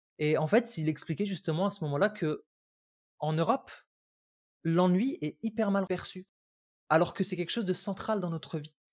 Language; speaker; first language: French; early bilingual, other home language; Arabic